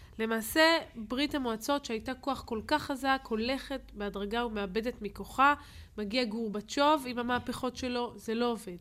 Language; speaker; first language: Hebrew; native; Hebrew